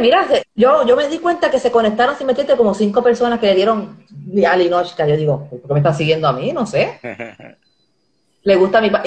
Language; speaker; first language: Spanish; native; Spanish